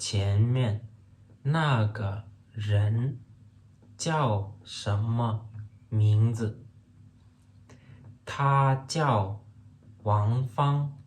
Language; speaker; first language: Chinese; non-native, fluent; Turkmen